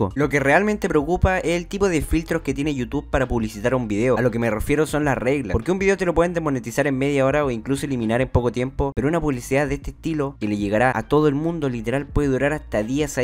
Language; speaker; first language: Spanish; native; Spanish